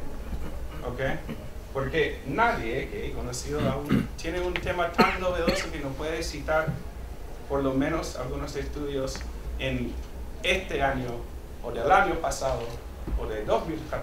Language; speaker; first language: Spanish; non-native, fluent; English